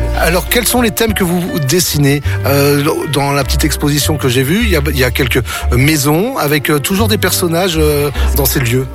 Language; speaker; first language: French; native; French